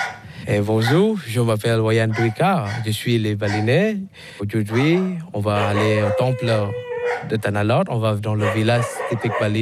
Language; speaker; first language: French; non-native, learner; Balinese